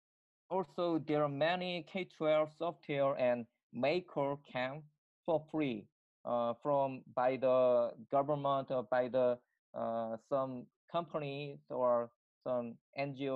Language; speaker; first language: English; non-native, learner; Korean